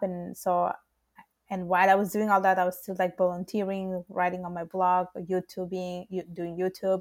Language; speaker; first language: English; non-native, fluent; Italian